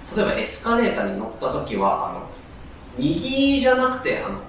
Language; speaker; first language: Japanese; non-native, fluent; Cantonese